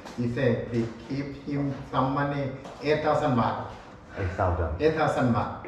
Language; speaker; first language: English; non-native, learner; Korean